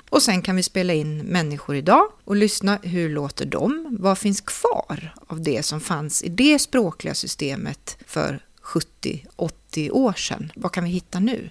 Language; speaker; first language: Swedish; native; Swedish